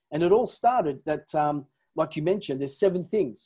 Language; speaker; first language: English; non-native, local second language; Italian